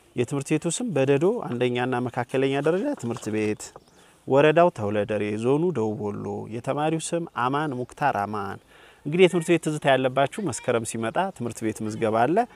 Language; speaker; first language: Amharic; native; Amharic